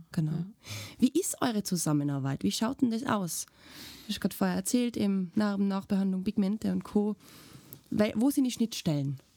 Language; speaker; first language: German; native; German